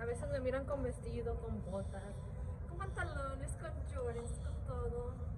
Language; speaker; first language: Spanish; native; Spanish